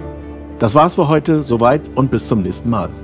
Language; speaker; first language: German; native; German